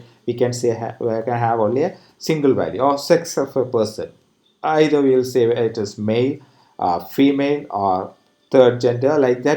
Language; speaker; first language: English; non-native, local second language; Malayalam